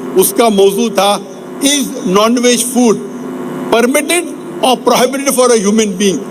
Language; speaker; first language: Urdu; non-native, local second language; Konkani